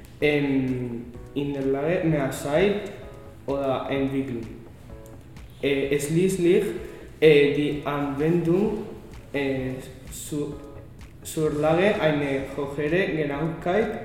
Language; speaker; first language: German; non-native, learner; Spanish